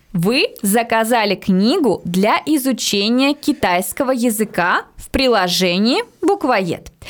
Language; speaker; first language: Russian; native; Russian